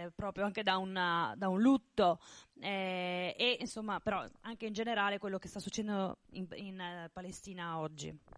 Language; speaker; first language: Italian; native; Italian